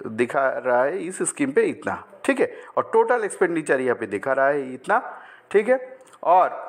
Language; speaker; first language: Hindi; non-native, local second language; Bangla